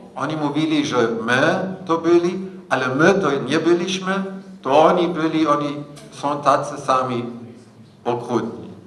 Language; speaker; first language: Polish; non-native, fluent; German